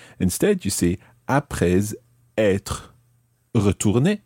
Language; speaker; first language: French; non-native, fluent; English